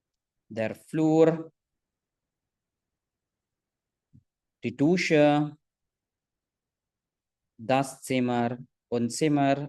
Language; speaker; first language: German; non-native, fluent; Indonesian